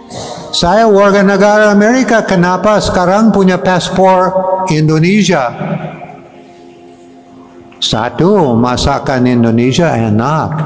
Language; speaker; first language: Indonesian; non-native, fluent; English